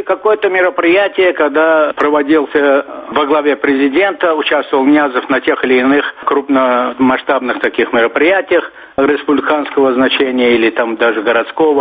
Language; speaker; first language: Russian; non-native, local second language; Turkmen